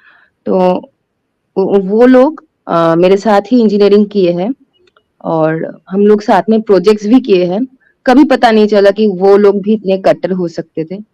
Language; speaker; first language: Hindi; non-native, local second language; Bangla